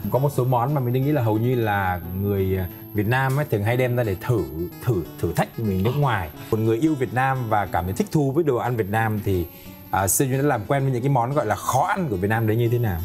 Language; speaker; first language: Vietnamese; native; Vietnamese